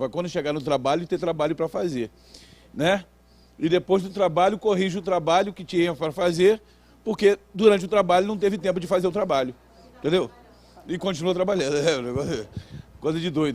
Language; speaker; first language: Portuguese; native; Portuguese